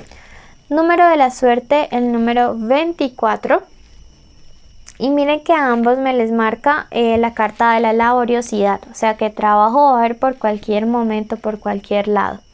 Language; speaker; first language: Spanish; native; Spanish